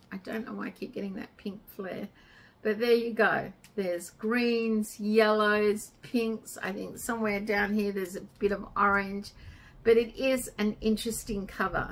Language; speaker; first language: English; native; English